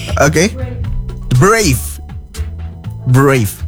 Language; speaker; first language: English; non-native, fluent; Indonesian